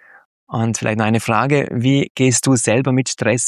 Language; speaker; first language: German; native; German